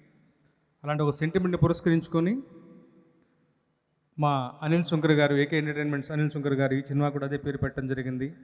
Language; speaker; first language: Telugu; native; Telugu